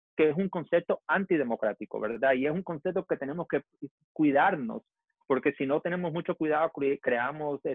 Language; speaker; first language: Spanish; early bilingual, heritage; Spanish